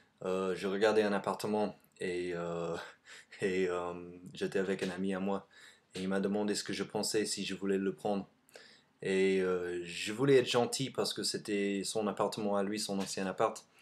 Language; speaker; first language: French; non-native, fluent; English